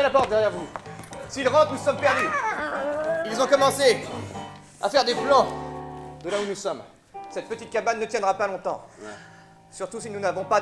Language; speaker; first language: French; native; French